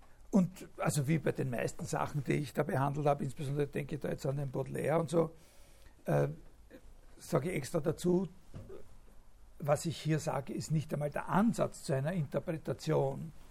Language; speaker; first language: German; native; German